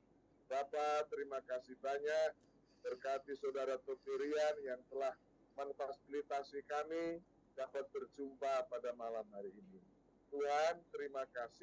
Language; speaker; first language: Indonesian; native; Indonesian